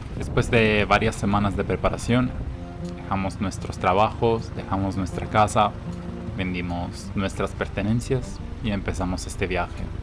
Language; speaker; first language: Spanish; non-native, fluent; Italian